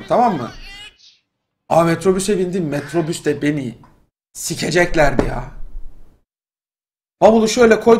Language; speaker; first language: Turkish; native; Turkish